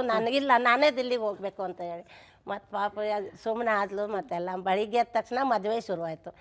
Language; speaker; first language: Kannada; non-native, local second language; Marathi